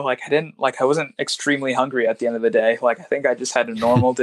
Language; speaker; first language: English; non-native, local second language; Swahili